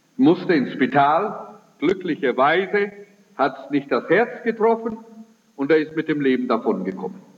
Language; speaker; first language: German; early bilingual, heritage; German